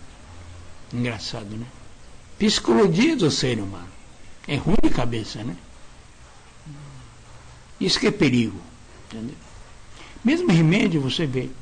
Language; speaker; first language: Portuguese; non-native, learner; Japanese